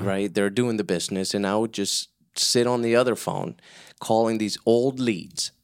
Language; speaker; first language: English; early bilingual, other home language; Spanish